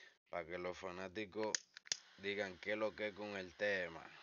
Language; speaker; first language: Spanish; early bilingual, other home language; English